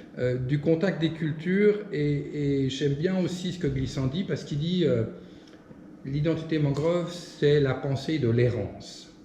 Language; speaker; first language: French; native; French